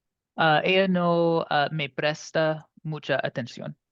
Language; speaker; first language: Spanish; non-native, learner; English